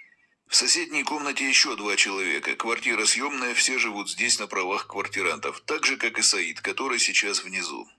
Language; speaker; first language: Russian; native; Russian